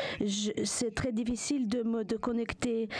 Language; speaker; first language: French; non-native, fluent; Ukrainian